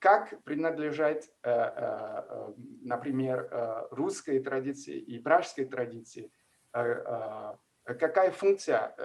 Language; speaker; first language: Russian; non-native, fluent; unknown